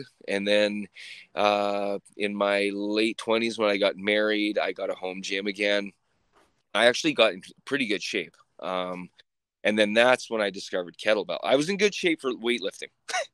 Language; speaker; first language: English; native; English